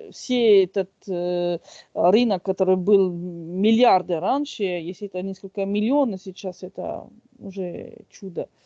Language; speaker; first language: Russian; non-native, fluent; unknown